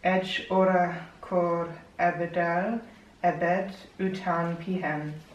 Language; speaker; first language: Hungarian; non-native, learner; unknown